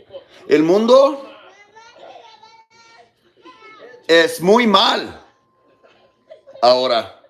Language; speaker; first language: Spanish; non-native, learner; English